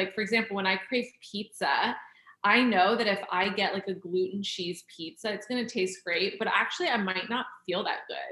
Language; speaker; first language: English; native; English